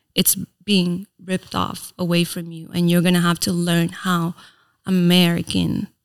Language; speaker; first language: English; early bilingual, other home language; Filipino